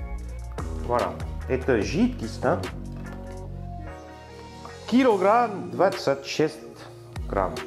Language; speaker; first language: Russian; non-native, learner; French